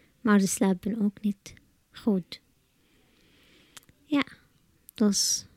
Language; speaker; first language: Dutch; non-native, learner; Arabic